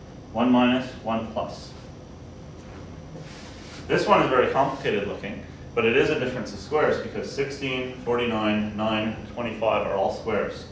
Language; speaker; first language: English; native; English